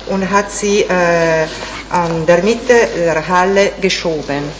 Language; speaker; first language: German; non-native, fluent; Italian